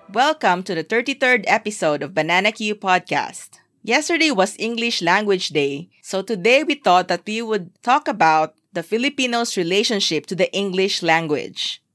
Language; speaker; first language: English; non-native, local second language; Chavacano